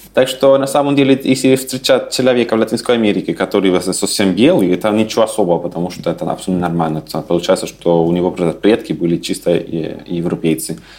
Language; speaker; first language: Russian; non-native, fluent; Spanish